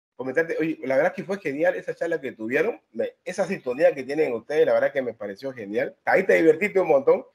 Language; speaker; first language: Spanish; native; Spanish